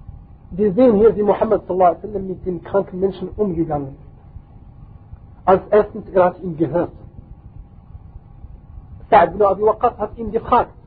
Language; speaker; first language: German; non-native, fluent; Arabic